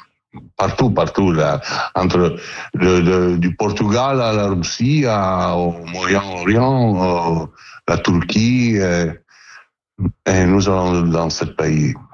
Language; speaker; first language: French; non-native, learner; Italian